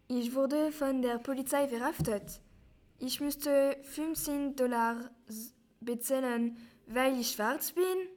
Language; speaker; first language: German; non-native, learner; French